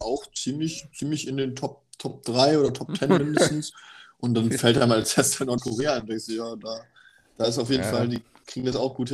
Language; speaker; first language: German; native; German